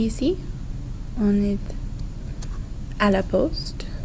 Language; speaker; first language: French; non-native, fluent; English